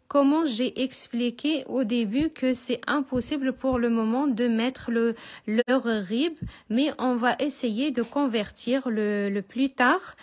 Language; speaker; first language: French; non-native, local second language; Arabic